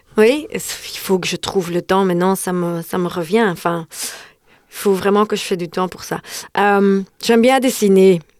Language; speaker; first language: French; non-native, local second language; Dutch